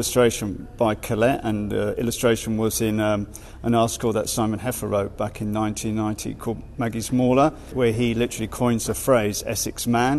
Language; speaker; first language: English; native; English